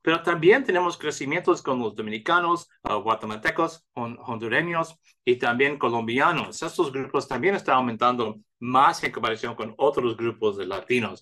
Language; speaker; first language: Spanish; early bilingual, heritage; English